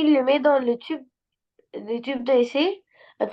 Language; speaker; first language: French; non-native, learner; Arabic